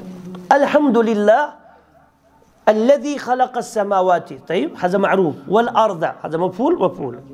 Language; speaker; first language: Arabic; non-native, fluent; Kashmiri